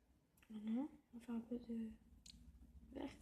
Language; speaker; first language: French; native; French